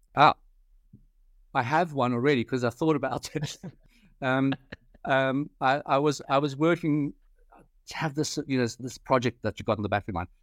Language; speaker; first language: English; native; English